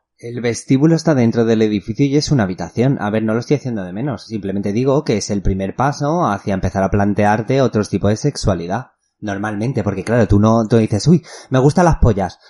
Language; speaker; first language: Spanish; native; Spanish